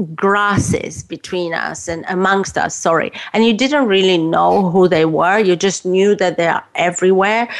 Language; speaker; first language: English; non-native, fluent; Romanian